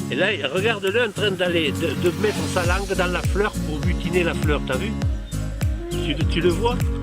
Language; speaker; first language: French; native; French